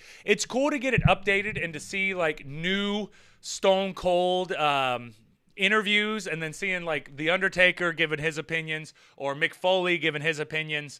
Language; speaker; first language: English; native; English